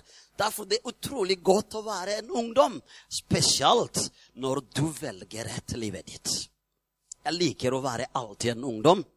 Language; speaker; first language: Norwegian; non-native, fluent; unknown